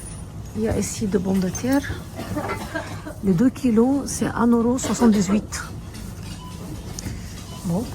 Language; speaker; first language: French; non-native, learner; Arabic